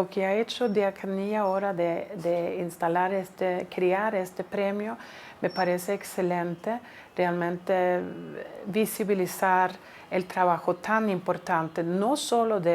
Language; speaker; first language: Spanish; non-native, fluent; Swedish